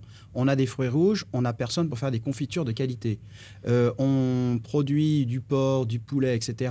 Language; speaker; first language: French; native; French